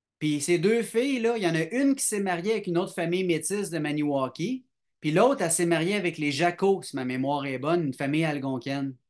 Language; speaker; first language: French; native; French